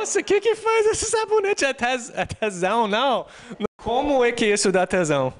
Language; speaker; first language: Portuguese; non-native, fluent; English